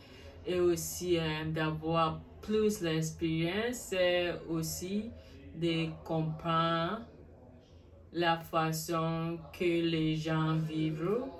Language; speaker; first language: French; non-native, learner; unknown